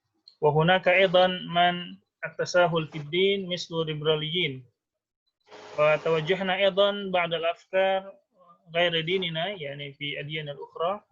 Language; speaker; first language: Arabic; non-native, fluent; Indonesian